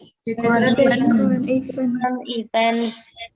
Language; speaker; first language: English; non-native, learner; Indonesian